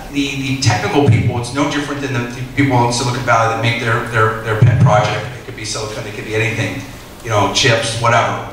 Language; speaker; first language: English; native; English